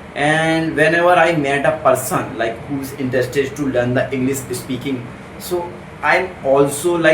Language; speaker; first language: English; non-native, local second language; Hindi